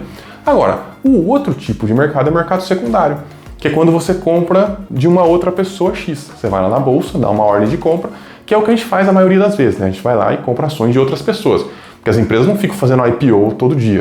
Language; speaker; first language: Portuguese; native; Portuguese